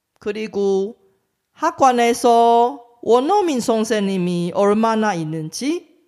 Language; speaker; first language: Korean; non-native, fluent; Chinese